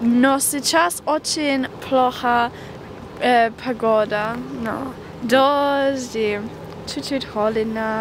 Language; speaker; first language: Russian; non-native, learner; English